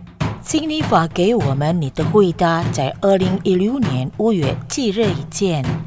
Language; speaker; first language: Chinese; non-native, fluent; Indonesian